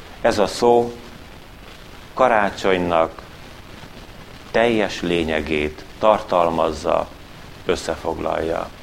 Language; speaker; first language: Hungarian; native; Hungarian